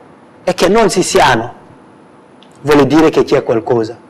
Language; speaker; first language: Italian; non-native, fluent; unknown